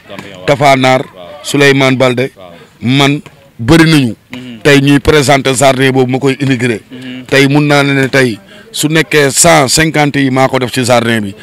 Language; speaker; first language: Wolof; native; Wolof